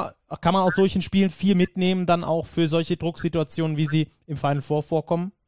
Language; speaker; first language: German; native; German